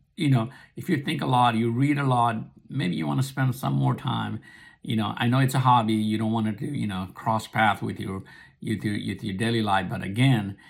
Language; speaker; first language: English; non-native, local second language; Nepali